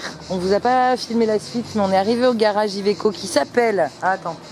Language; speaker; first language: French; native; French